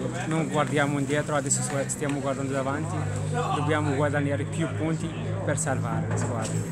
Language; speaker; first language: Italian; non-native, learner; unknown